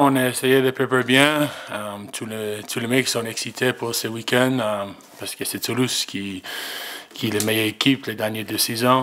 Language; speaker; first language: French; non-native, learner; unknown